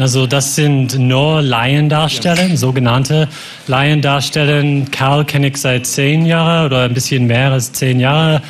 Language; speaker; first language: German; non-native, fluent; English